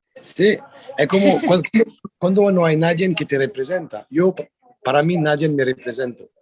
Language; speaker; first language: Spanish; non-native, learner; French